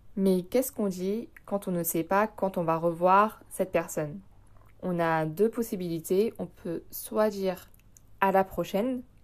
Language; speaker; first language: French; native; French